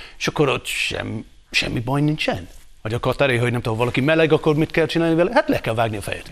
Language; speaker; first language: Hungarian; non-native, fluent; English